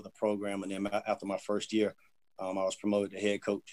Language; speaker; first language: English; native; English